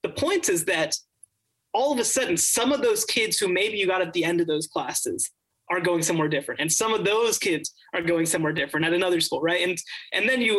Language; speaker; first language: English; native; English